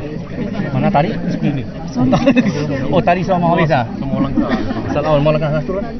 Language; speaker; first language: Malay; non-native, local second language; Chinese